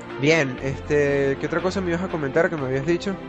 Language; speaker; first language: Spanish; native; Spanish